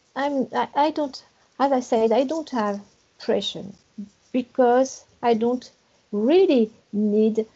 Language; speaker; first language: English; non-native, learner; French